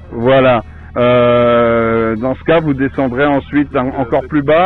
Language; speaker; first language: French; native; French